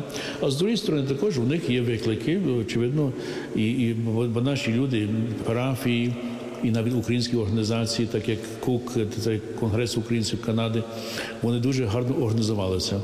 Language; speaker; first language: Ukrainian; early bilingual, heritage; English